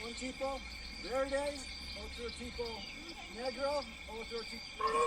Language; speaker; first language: Spanish; non-native, learner; English